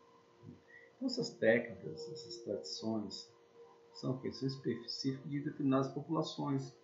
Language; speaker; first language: Portuguese; native; Portuguese